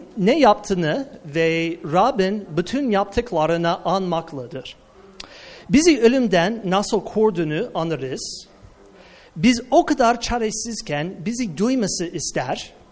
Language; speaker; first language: Turkish; non-native, fluent; English